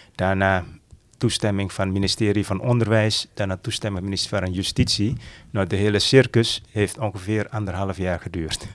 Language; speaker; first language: Dutch; non-native, fluent; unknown